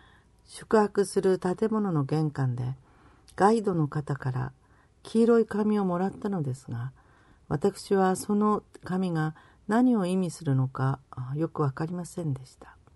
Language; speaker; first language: Japanese; native; Japanese